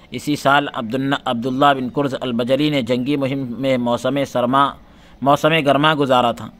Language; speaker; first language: Urdu; native; Urdu